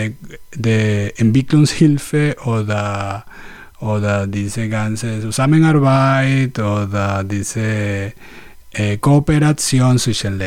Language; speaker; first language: German; non-native, learner; Spanish